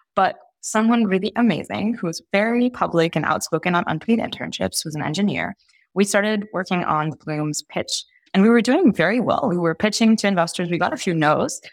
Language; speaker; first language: English; early bilingual, heritage; Italian